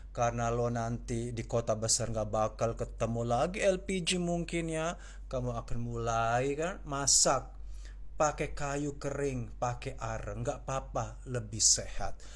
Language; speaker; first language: Indonesian; native; Indonesian